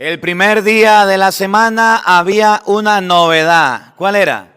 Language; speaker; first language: Spanish; native; Spanish